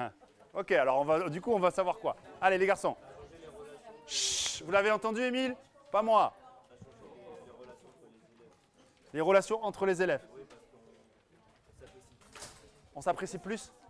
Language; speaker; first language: French; native; French